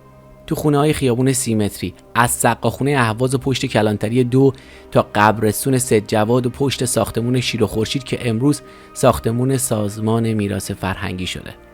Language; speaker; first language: Persian; native; Persian